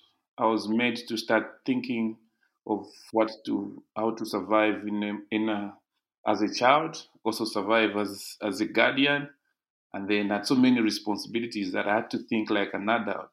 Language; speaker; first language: English; non-native, local second language; Bemba